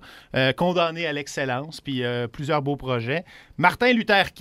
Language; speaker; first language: French; native; French